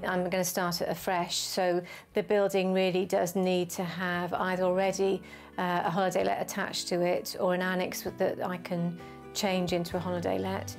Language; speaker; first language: English; native; English